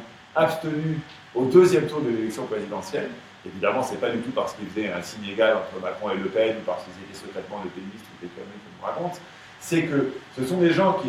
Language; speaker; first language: French; native; French